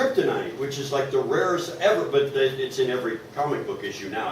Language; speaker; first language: English; native; English